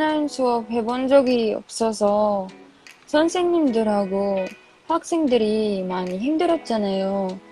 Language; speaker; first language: Korean; non-native, learner; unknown